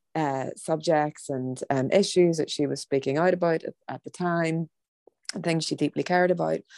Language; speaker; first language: English; native; English